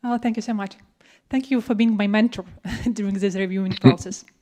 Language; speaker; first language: English; non-native, fluent; Ukrainian